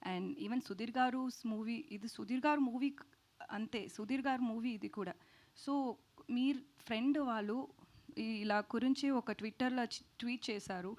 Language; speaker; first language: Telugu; non-native, learner; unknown